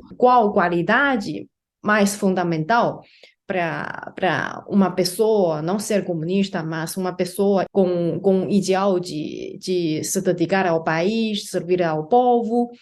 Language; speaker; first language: Portuguese; non-native, fluent; Chinese